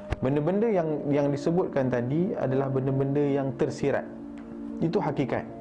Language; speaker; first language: Malay; native; Malay